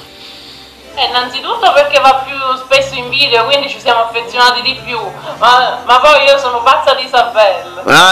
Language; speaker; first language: Italian; native; Italian